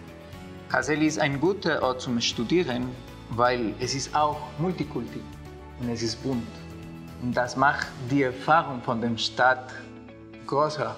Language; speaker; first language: German; non-native, fluent; Spanish